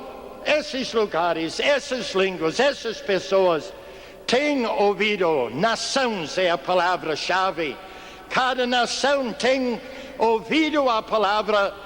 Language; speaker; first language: Portuguese; non-native, fluent; English